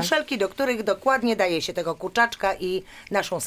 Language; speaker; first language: Polish; native; Polish